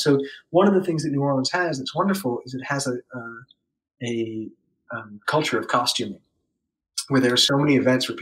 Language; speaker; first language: English; native; English